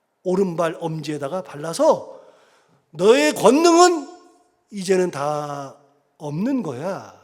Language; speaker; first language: Korean; native; Korean